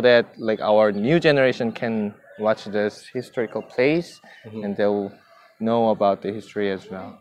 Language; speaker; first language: English; non-native, fluent; Korean